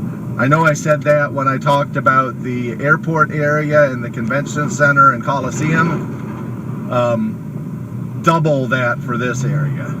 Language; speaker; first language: English; native; English